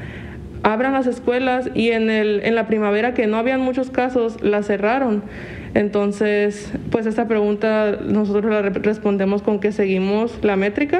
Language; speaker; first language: Spanish; native; Spanish